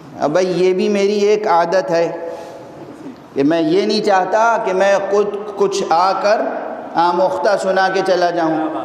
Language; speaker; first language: Urdu; native; Urdu